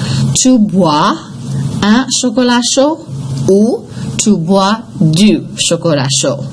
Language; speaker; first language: French; non-native, fluent; English